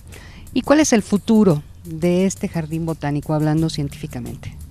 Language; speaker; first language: Spanish; native; Spanish